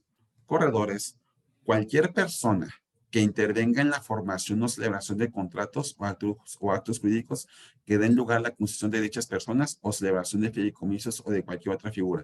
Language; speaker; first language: Spanish; native; Spanish